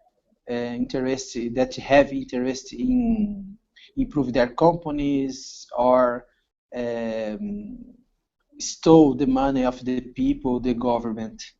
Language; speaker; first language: English; non-native, learner; Portuguese